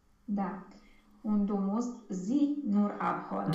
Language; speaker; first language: German; non-native, learner; Romanian